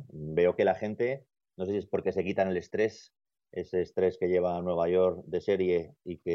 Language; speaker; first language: Spanish; native; Spanish